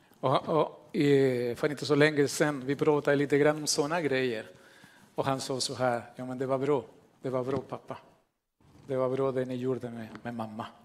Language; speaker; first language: Swedish; non-native, fluent; Spanish